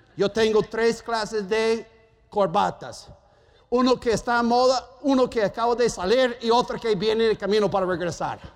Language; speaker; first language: Spanish; non-native, fluent; German